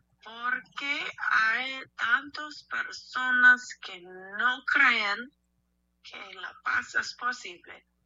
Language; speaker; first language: Spanish; non-native, learner; English